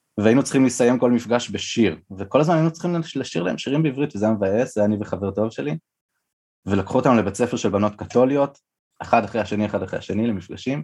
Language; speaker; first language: Hebrew; native; Hebrew